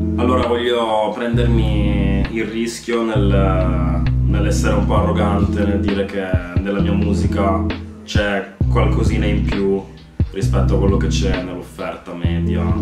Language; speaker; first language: Italian; early bilingual, heritage; Italian